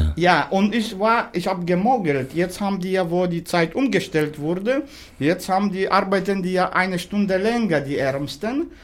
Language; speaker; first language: German; non-native, fluent; Russian